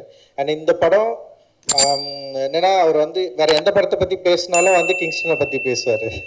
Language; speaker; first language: Tamil; native; Tamil